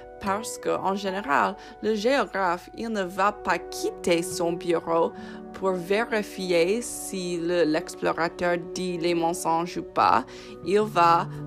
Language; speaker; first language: French; non-native, fluent; English